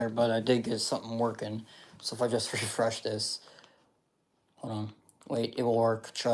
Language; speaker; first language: English; native; English